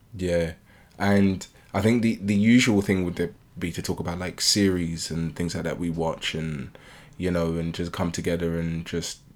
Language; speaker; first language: English; native; English